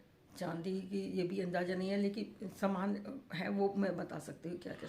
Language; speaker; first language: Hindi; native; Hindi